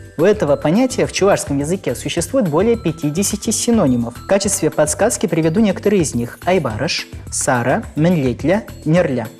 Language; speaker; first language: Russian; non-native, local second language; Chuvash